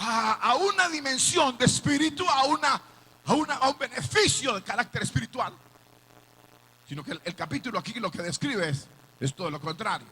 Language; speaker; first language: Spanish; native; Spanish